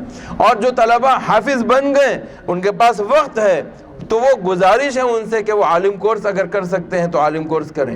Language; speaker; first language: Urdu; native; Urdu